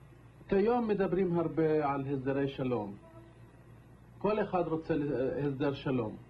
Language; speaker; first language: Hebrew; non-native, local second language; Arabic